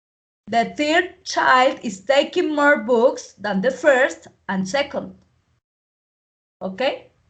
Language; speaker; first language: English; non-native, learner; Spanish